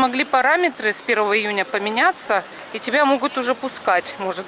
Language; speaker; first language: Russian; native; Russian